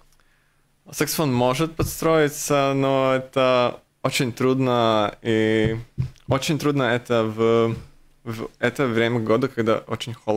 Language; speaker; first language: Russian; non-native, local second language; Latvian